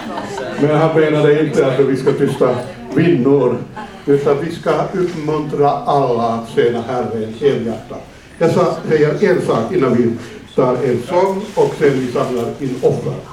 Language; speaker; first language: Swedish; non-native, fluent; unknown